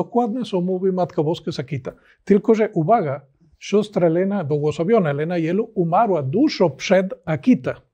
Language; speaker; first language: Polish; non-native, learner; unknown